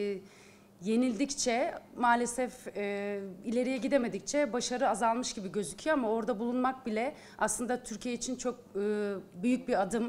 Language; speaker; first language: Turkish; native; Turkish